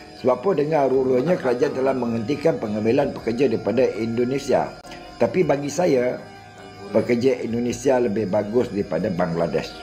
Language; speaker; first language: Malay; native; Malay